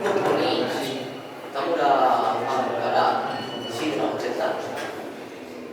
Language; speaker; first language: Japanese; non-native, learner; Spanish